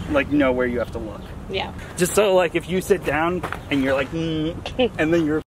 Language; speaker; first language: English; native; English